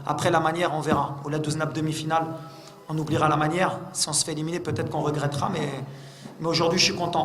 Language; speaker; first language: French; native; French